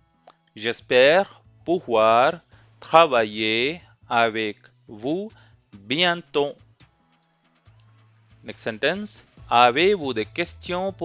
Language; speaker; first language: French; non-native, fluent; Hindi